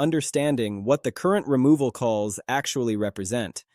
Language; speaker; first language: English; native; English